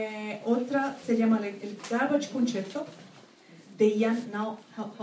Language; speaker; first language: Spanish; non-native, fluent; Portuguese